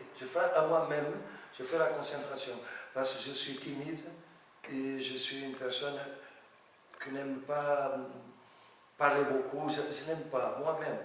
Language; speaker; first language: French; non-native, fluent; Portuguese